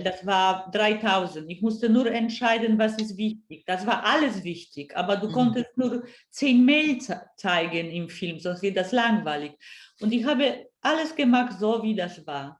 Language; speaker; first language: German; non-native, fluent; Polish